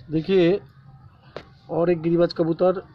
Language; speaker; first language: Hindi; non-native, local second language; Bangla